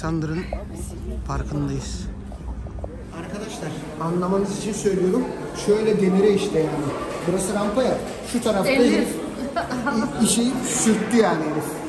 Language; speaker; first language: Turkish; native; Turkish